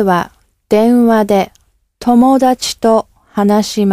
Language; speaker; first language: Japanese; non-native, learner; English